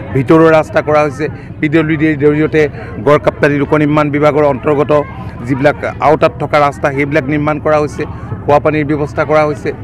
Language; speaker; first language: Assamese; native; Assamese